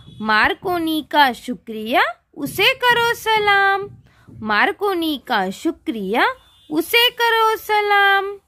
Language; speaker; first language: Hindi; non-native, local second language; Marathi